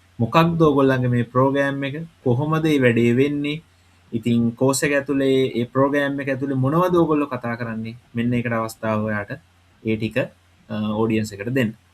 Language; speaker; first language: Sinhala; native; Sinhala